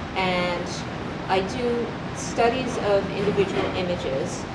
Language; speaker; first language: English; native; English